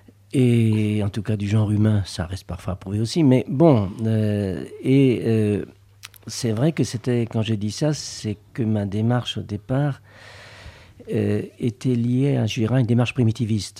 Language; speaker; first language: French; native; French